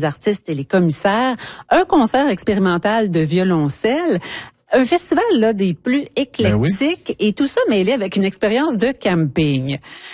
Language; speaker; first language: French; native; French